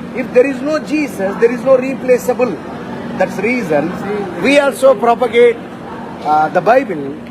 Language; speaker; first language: English; non-native, local second language; Telugu